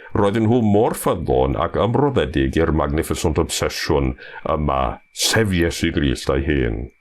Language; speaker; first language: Welsh; non-native, fluent; English